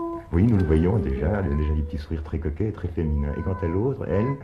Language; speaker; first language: French; native; French